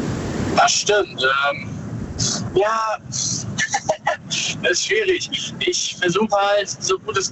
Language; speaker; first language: German; native; German